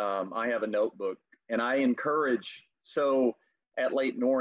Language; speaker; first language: English; native; English